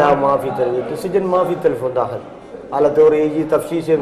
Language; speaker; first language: Arabic; non-native, learner; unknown